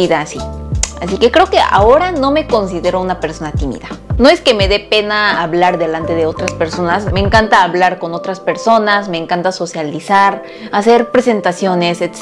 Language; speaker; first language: Spanish; early bilingual, other home language; Korean